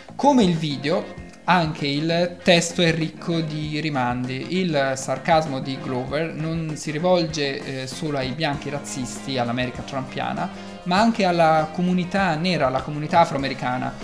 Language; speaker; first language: Italian; native; Italian